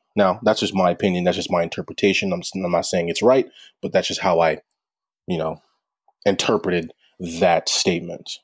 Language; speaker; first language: English; native; English